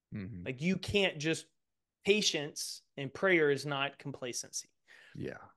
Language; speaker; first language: English; native; English